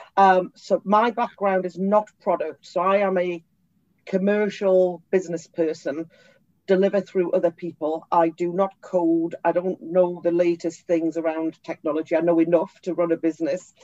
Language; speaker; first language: English; native; English